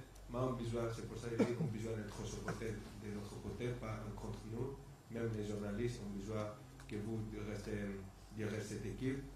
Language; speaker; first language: French; non-native, fluent; Spanish